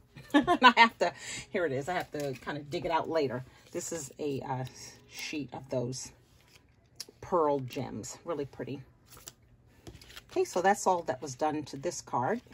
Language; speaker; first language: English; native; English